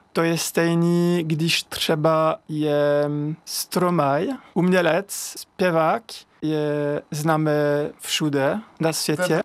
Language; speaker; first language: Czech; non-native, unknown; French